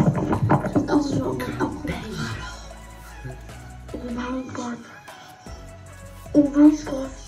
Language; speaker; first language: German; early bilingual, other home language; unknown